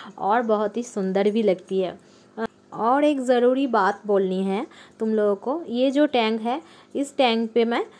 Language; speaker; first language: Hindi; non-native, local second language; Bangla